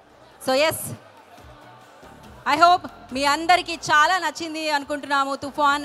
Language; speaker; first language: Telugu; native; Telugu